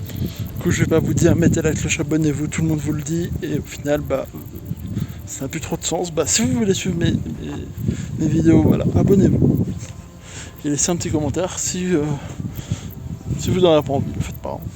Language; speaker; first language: French; native; French